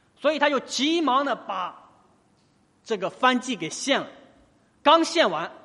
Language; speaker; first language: Chinese; native; Chinese